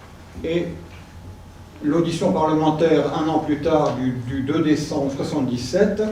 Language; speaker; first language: French; native; French